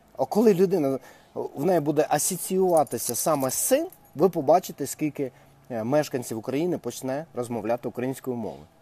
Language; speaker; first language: Ukrainian; non-native, local second language; Russian